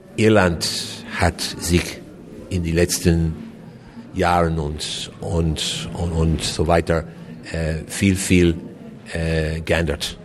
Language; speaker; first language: German; non-native, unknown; English